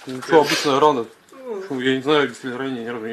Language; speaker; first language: Russian; native; Russian